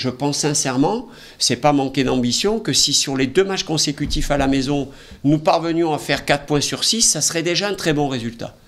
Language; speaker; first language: French; native; French